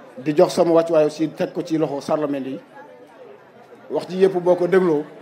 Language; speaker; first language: Wolof; non-native, local second language; Fula